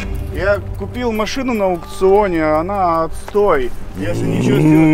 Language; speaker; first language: Russian; native; Russian